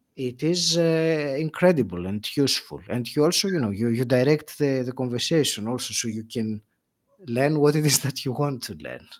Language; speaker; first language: English; non-native, fluent; Greek